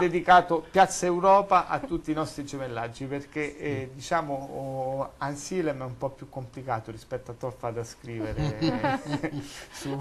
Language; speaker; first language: Italian; native; Italian